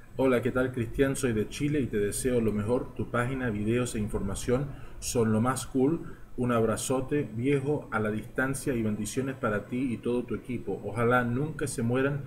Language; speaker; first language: Spanish; early bilingual, heritage; Spanish